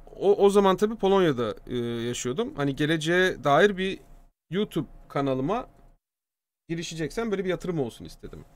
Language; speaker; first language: Turkish; native; Turkish